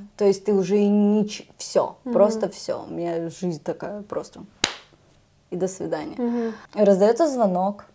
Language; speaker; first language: Russian; native; Russian